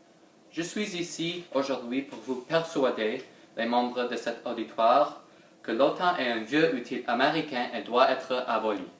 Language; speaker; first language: French; non-native, learner; English